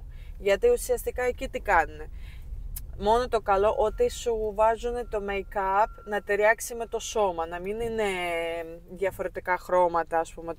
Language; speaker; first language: Greek; non-native, fluent; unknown